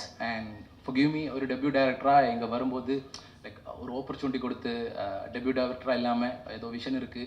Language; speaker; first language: Tamil; non-native, learner; Malayalam